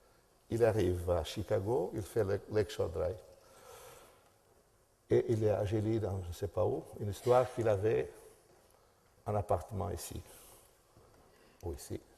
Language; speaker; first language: French; non-native, fluent; Portuguese